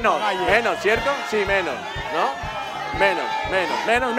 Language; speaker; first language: Spanish; native; Spanish